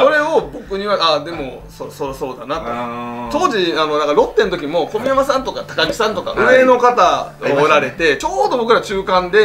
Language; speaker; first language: Japanese; native; Japanese